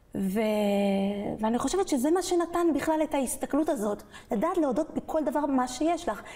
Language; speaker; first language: Hebrew; early bilingual, other home language; French